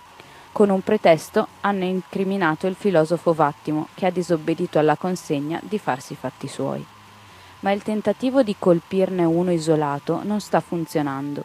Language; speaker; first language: Italian; native; Italian